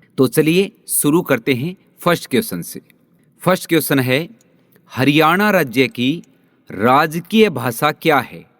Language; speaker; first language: Hindi; native; Hindi